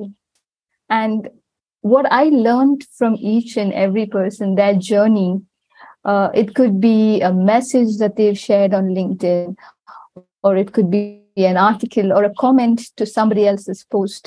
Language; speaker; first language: English; non-native, local second language; Tamil